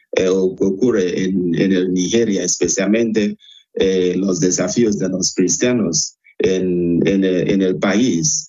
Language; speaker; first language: Spanish; non-native, fluent; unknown